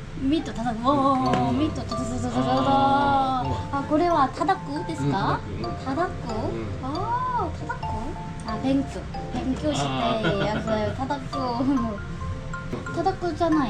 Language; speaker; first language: Japanese; non-native, learner; Korean